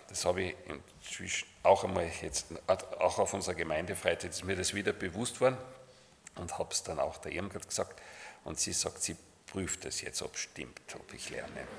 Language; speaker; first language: German; native; German